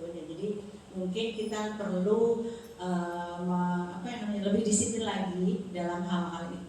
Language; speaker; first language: Indonesian; native; Indonesian